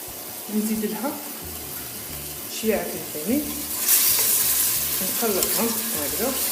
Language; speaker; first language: Arabic; native; Arabic